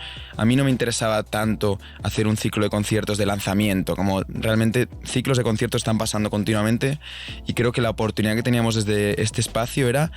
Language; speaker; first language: Spanish; native; Spanish